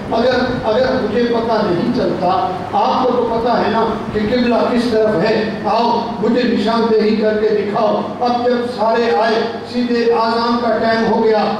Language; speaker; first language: Urdu; non-native, local second language; Punjabi